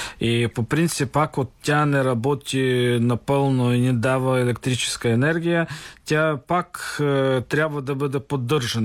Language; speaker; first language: Bulgarian; non-native, fluent; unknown